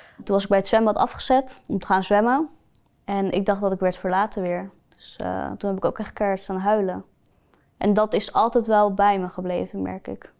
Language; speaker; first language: Dutch; early bilingual, other home language; Spanish